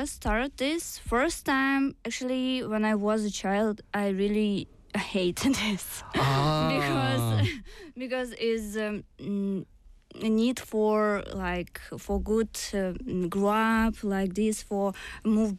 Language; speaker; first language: English; non-native, learner; Russian